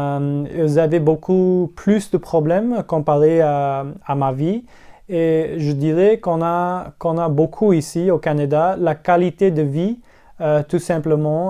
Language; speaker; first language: French; non-native, local second language; English